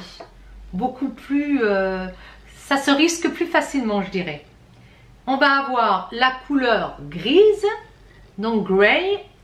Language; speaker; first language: French; native; French